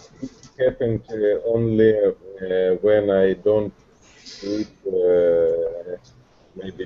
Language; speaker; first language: English; non-native, learner; Russian